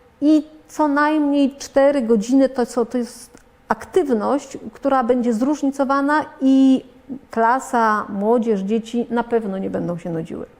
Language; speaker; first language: Polish; native; Polish